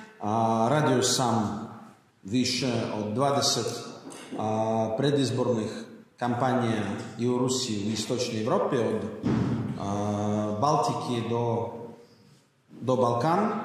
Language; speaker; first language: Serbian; non-native, learner; Russian